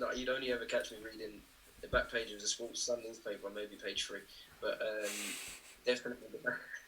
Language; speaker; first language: English; native; English